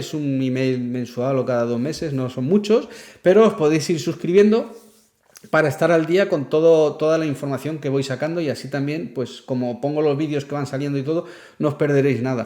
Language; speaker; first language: Spanish; native; Spanish